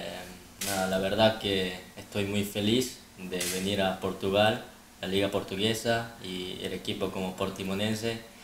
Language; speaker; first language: Spanish; non-native, fluent; Korean